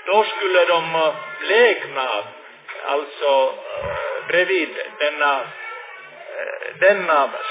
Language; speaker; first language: Swedish; non-native, fluent; Finnish